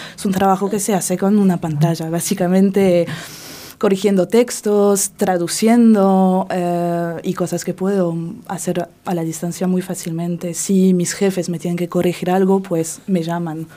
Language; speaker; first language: Spanish; non-native, fluent; French